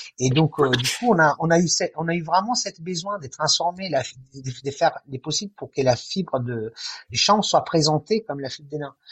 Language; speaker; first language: French; non-native, fluent; Italian